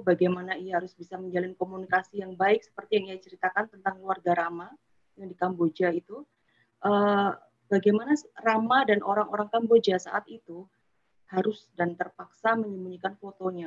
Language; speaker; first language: Indonesian; native; Indonesian